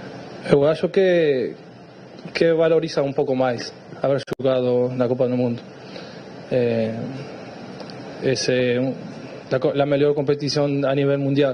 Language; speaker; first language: Portuguese; non-native, fluent; Spanish